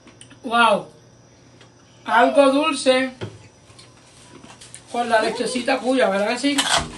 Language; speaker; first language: Spanish; native; Spanish